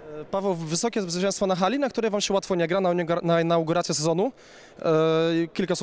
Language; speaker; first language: Polish; native; Polish